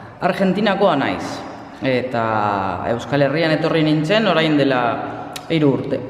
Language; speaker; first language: Basque; non-native, learner; Spanish